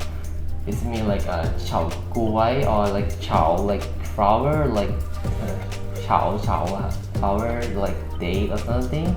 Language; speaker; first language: English; non-native, learner; Thai